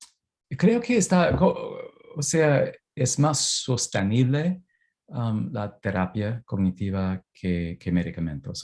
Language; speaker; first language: Spanish; non-native, fluent; English